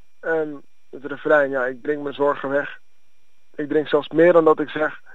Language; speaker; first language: Dutch; early bilingual, other home language; Akan